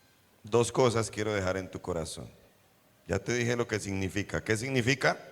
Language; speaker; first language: Spanish; native; Spanish